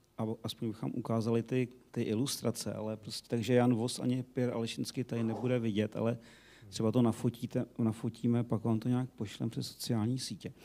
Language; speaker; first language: Czech; native; Czech